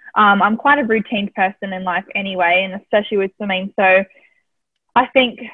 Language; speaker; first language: English; native; English